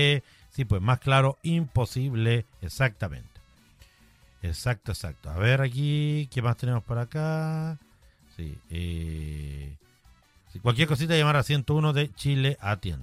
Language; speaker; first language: Spanish; native; Spanish